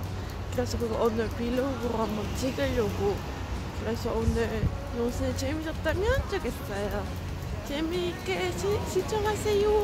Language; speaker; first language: Korean; non-native, fluent; Dutch